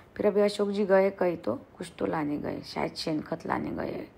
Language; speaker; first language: Hindi; non-native, local second language; Marathi